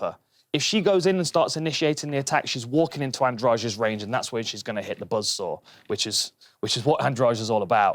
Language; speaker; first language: English; native; English